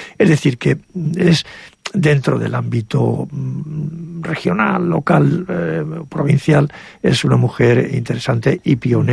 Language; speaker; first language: Spanish; native; Spanish